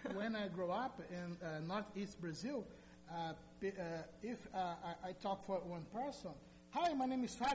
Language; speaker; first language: English; non-native, learner; Portuguese